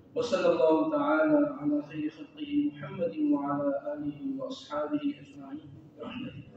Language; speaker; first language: Arabic; non-native, fluent; Urdu